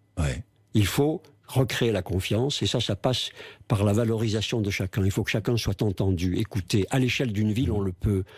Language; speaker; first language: French; native; French